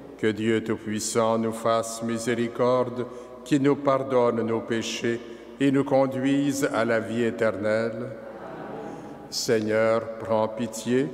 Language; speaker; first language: French; native; French